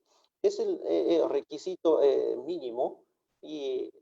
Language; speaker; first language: Spanish; non-native, fluent; Japanese